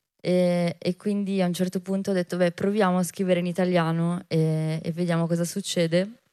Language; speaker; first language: Italian; native; Italian